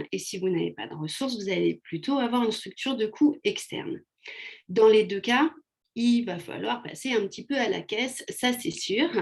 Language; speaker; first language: French; native; French